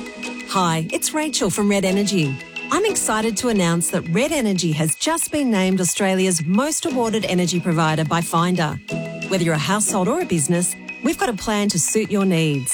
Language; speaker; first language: English; native; English